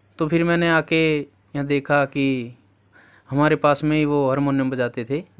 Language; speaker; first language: Hindi; native; Hindi